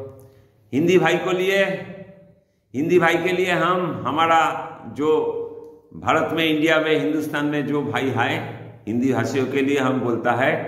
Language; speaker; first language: Hindi; non-native, local second language; Bangla